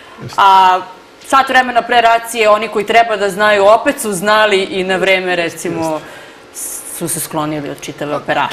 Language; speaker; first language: Serbian; native; Serbian